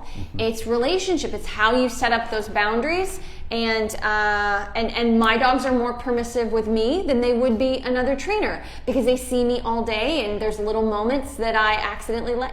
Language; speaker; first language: English; native; English